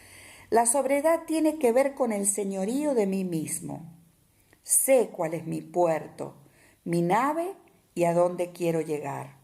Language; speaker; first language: Spanish; native; Spanish